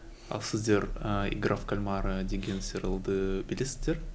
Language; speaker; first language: Kazakh; non-native, learner; Russian